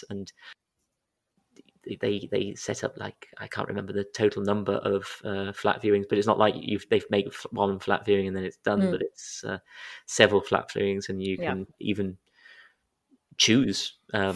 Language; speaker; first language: English; native; English